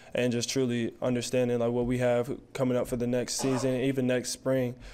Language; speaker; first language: English; native; English